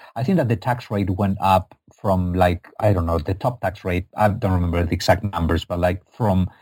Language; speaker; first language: English; non-native, fluent; Spanish